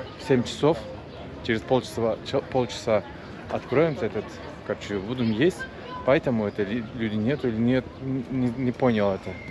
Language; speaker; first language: Russian; non-native, learner; Turkish